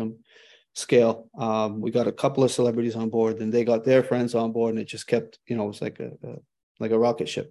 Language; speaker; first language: English; native; English